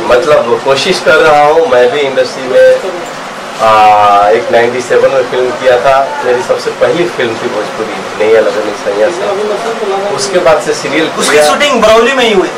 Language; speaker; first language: Hindi; non-native, local second language; Bhojpuri